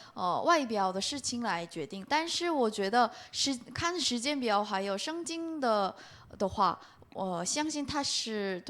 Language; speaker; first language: Chinese; non-native, learner; Korean